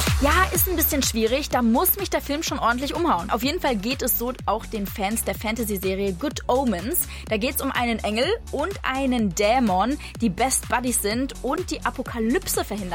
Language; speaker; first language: German; native; German